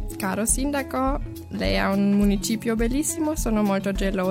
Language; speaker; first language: Italian; non-native, learner; German